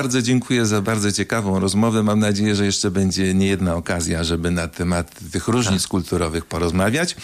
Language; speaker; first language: Polish; native; Polish